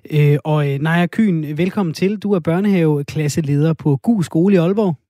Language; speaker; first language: Danish; native; Danish